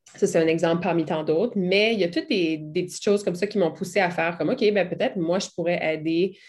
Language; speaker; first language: French; native; French